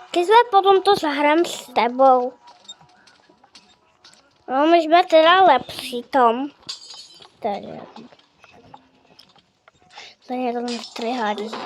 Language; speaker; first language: Czech; non-native, local second language; Polish